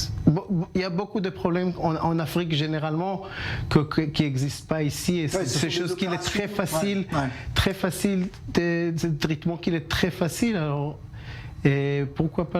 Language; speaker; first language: French; non-native, learner; Hebrew